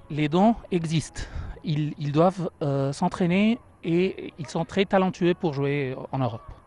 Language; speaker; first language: French; non-native, learner; Arabic